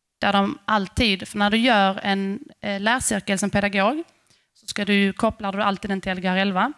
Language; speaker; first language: Swedish; native; Swedish